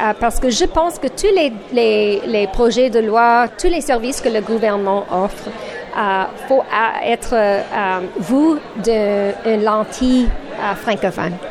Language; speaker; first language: French; non-native, learner; English